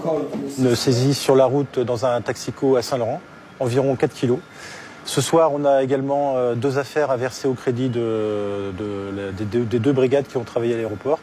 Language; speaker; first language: French; native; French